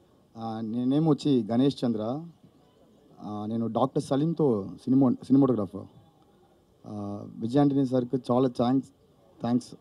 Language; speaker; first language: Telugu; non-native, learner; Tamil